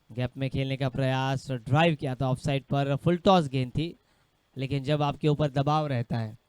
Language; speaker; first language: Hindi; non-native, local second language; Marathi